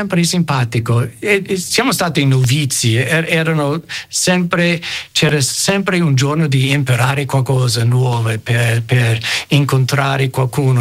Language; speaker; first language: Italian; non-native, fluent; English